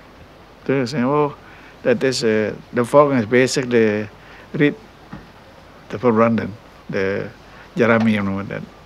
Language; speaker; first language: Dutch; non-native, local second language; Minangkabau